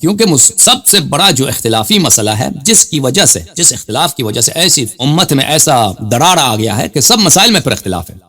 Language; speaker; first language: Urdu; non-native, fluent; Persian